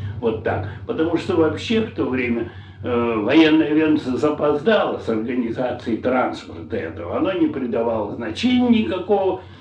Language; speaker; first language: Russian; native; Russian